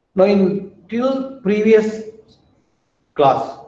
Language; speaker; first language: English; non-native, local second language; Kannada